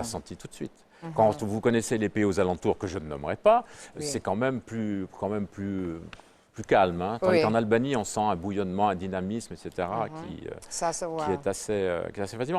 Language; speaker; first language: French; native; French